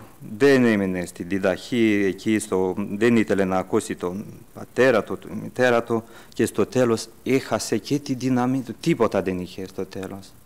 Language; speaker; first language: Greek; early bilingual, heritage; Greek